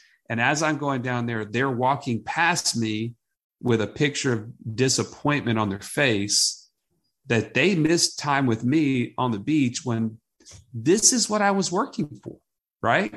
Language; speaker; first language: English; native; English